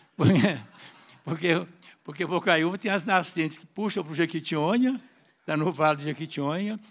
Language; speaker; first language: Portuguese; native; Portuguese